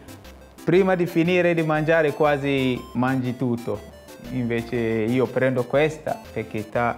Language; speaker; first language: Italian; non-native, fluent; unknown